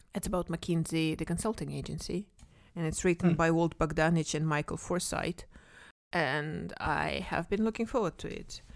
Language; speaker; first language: English; non-native, fluent; Kazakh